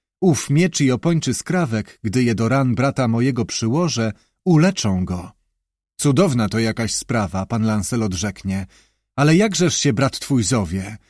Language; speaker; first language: Polish; native; Polish